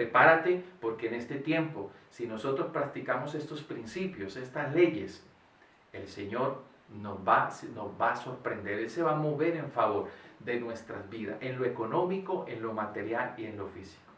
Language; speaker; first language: Spanish; native; Spanish